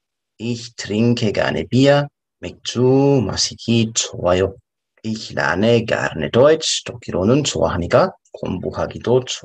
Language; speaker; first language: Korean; non-native, fluent; German